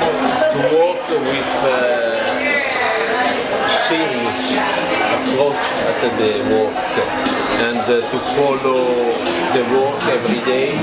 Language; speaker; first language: English; non-native, learner; Italian